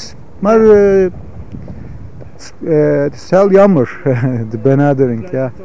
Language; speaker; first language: Dutch; non-native, fluent; Turkish